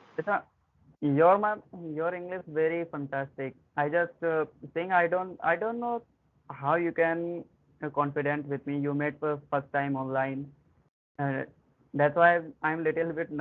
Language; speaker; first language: English; non-native, learner; Hindi